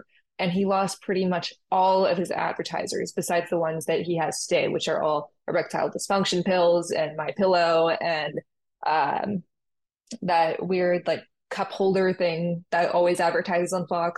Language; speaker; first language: English; native; English